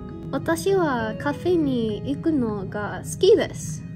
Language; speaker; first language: Japanese; non-native, learner; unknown